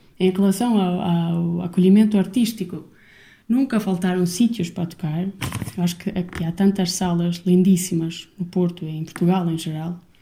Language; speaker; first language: Portuguese; non-native, fluent; Albanian